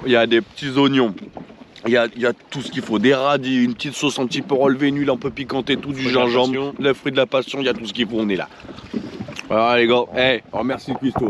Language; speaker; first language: French; native; French